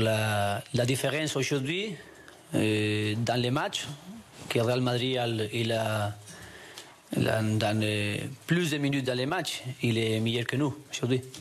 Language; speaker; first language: French; non-native, learner; Spanish